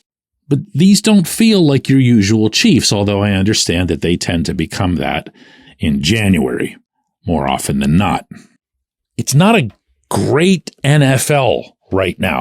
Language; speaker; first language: English; native; English